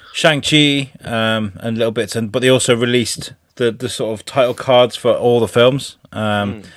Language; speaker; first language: English; native; English